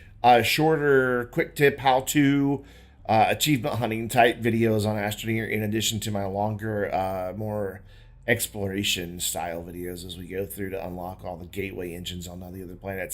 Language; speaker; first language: English; native; English